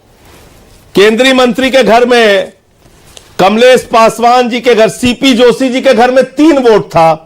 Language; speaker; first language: Hindi; native; Hindi